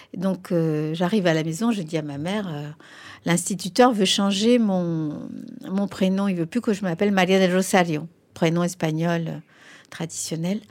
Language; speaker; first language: French; non-native, fluent; Spanish